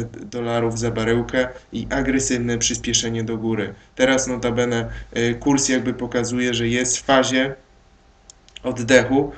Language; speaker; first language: Polish; native; Polish